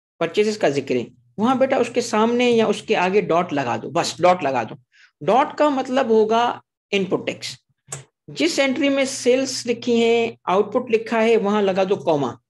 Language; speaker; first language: Urdu; non-native, local second language; Sindhi